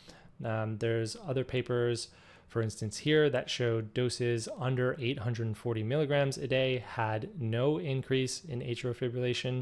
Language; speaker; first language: English; native; English